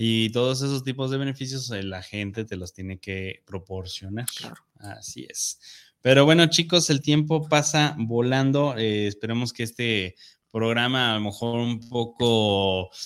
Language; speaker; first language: Spanish; native; Spanish